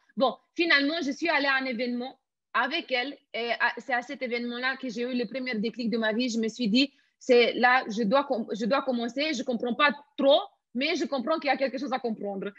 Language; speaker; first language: French; non-native, fluent; Romanian